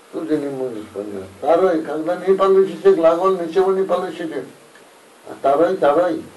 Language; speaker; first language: Russian; non-native, learner; Bangla